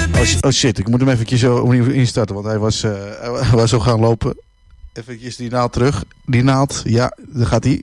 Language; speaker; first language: Dutch; native; Dutch